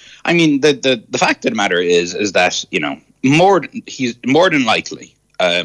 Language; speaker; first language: English; native; English